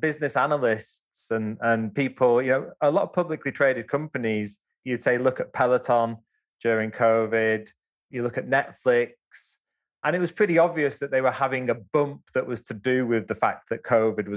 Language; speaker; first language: English; native; English